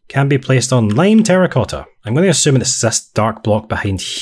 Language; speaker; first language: English; native; English